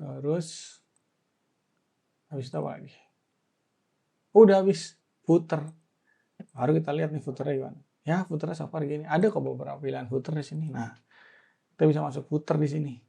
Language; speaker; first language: Indonesian; native; Indonesian